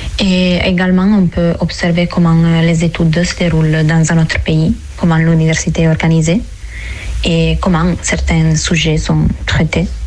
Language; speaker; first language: French; non-native, fluent; Italian